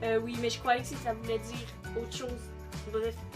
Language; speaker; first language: French; native; French